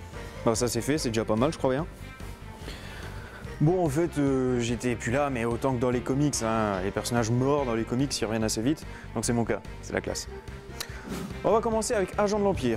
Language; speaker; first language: French; native; French